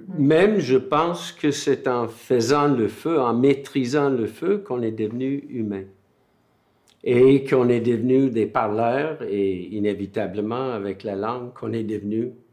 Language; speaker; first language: French; non-native, fluent; Irish